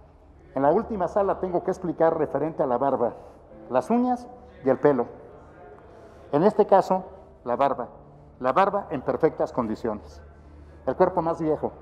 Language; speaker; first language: Spanish; native; Spanish